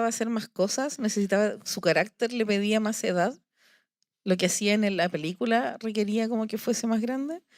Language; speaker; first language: Spanish; native; Spanish